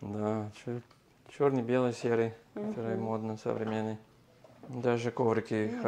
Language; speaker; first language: Russian; non-native, learner; English